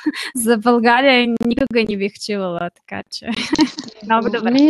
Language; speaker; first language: Bulgarian; non-native, fluent; Armenian